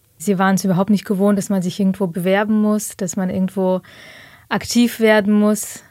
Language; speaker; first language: German; early bilingual, other home language; Russian